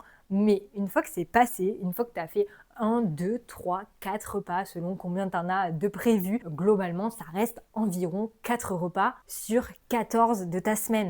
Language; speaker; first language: French; native; French